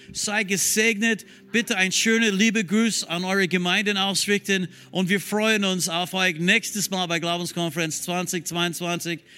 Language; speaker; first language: German; non-native, fluent; English